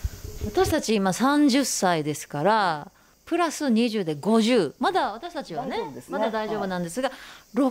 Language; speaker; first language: Japanese; native; Japanese